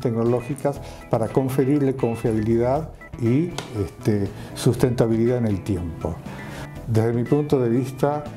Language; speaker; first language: Spanish; native; Spanish